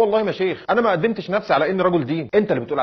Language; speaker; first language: Arabic; native; Arabic